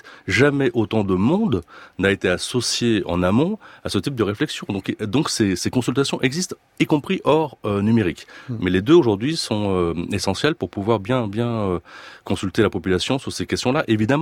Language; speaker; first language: French; native; French